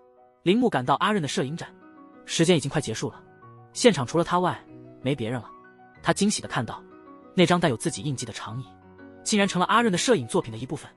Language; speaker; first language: Chinese; native; Chinese